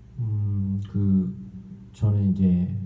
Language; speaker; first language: Korean; native; Korean